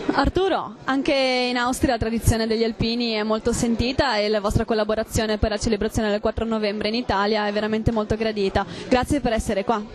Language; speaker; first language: Italian; native; Italian